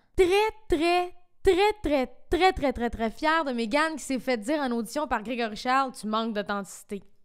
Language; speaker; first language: French; native; French